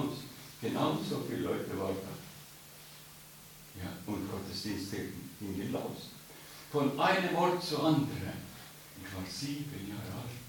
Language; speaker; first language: German; non-native, fluent; Estonian